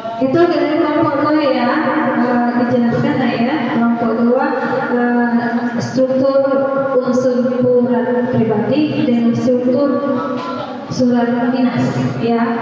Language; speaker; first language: Indonesian; native; Indonesian